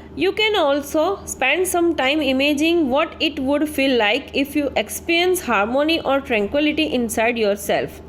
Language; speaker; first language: English; non-native, local second language; Gujarati